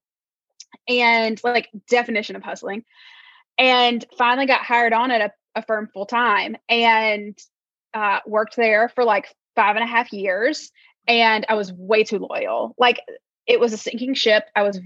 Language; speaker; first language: English; native; English